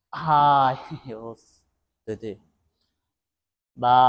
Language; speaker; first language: Vietnamese; non-native, learner; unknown